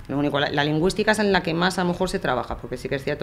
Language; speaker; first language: Spanish; native; Spanish